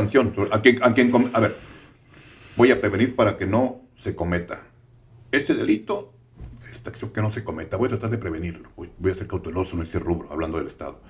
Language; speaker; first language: Spanish; native; Spanish